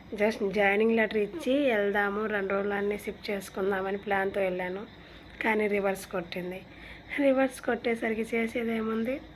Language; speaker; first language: Telugu; non-native, local second language; Lambadi